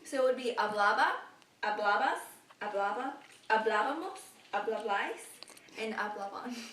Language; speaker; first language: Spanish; non-native, learner; English